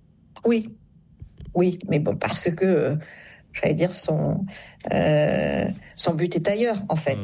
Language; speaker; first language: French; native; French